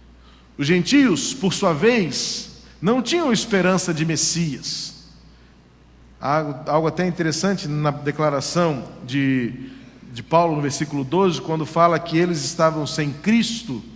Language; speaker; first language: Portuguese; native; Portuguese